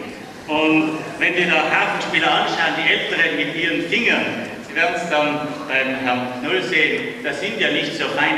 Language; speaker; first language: German; native; German